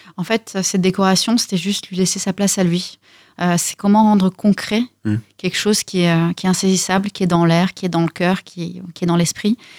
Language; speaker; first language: French; early bilingual, other home language; Russian